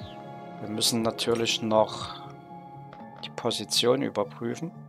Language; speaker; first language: German; native; German